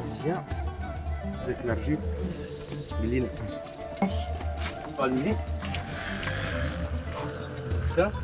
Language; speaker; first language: French; non-native, learner; Arabic